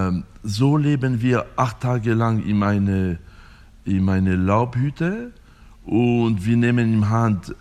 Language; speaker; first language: German; non-native, fluent; French